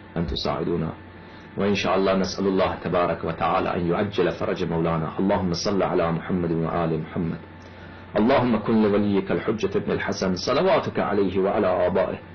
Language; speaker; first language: Arabic; non-native, fluent; Persian